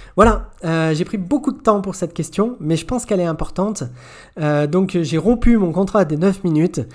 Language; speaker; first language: French; native; French